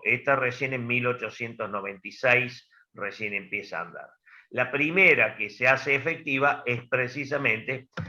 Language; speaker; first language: Spanish; native; Spanish